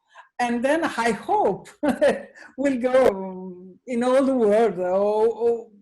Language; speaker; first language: English; non-native, learner; Italian